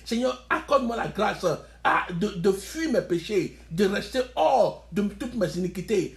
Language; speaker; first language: French; non-native, local second language; Yoruba